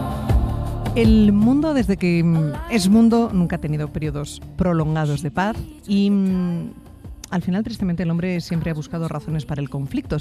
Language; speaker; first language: Spanish; native; Spanish